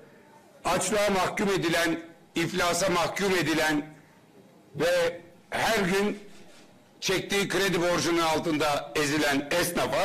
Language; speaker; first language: Turkish; native; Turkish